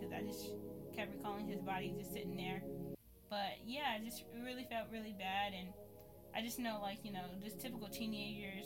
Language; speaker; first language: English; native; English